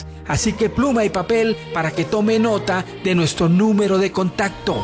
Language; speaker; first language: Spanish; native; Spanish